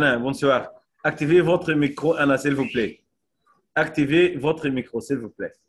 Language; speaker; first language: French; non-native, fluent; Arabic